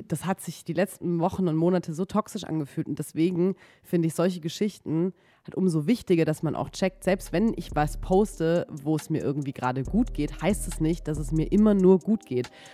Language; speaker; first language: German; native; German